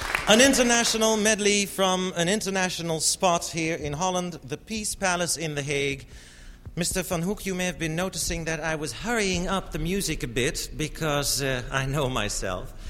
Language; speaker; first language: English; non-native, fluent; Dutch